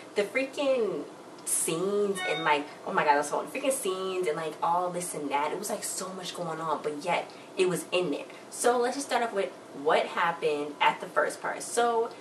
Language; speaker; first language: English; native; English